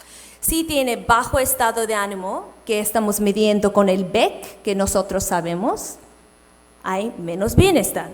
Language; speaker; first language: Spanish; non-native, fluent; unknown